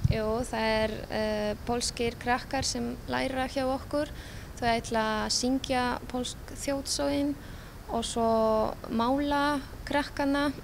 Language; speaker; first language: Icelandic; non-native, fluent; Polish